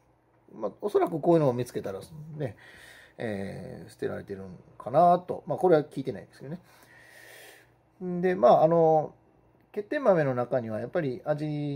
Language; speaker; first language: Japanese; native; Japanese